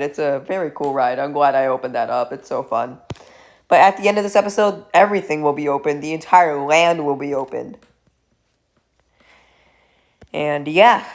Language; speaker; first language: English; native; English